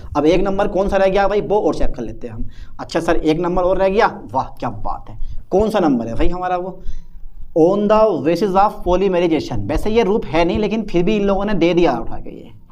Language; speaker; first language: Hindi; native; Hindi